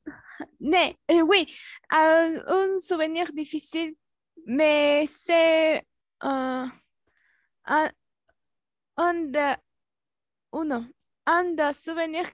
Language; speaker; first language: French; non-native, learner; Spanish